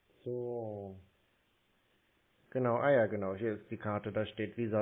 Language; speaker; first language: German; native; German